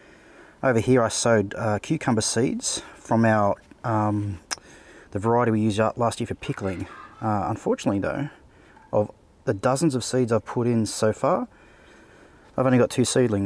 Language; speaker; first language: English; native; English